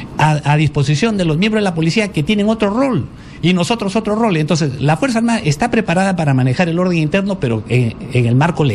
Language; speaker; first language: Spanish; native; Spanish